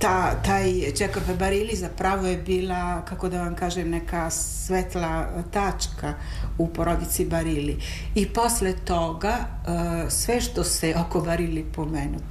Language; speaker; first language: Serbian; non-native, fluent; Italian